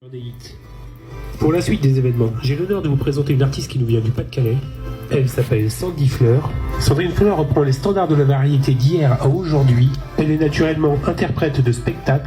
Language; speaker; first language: French; native; French